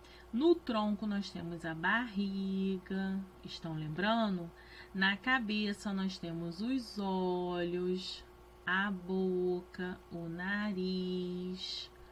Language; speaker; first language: Portuguese; native; Portuguese